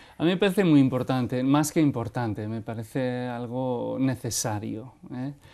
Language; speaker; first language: Spanish; non-native, local second language; Basque